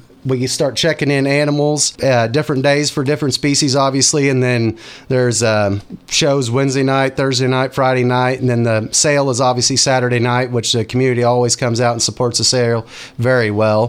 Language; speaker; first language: English; native; English